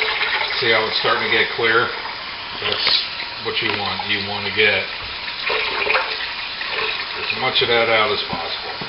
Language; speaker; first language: English; native; English